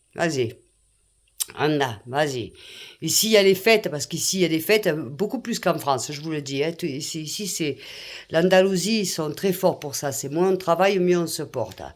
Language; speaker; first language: French; native; French